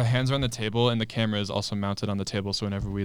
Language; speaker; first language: English; native; English